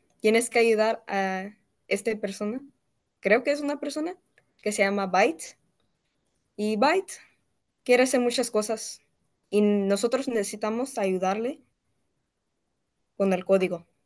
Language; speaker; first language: Spanish; early bilingual, heritage; Spanish